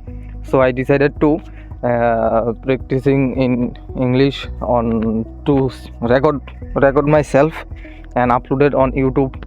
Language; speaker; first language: English; non-native, learner; Hindi